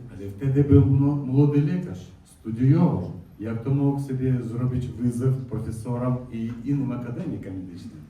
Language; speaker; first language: Polish; non-native, learner; Russian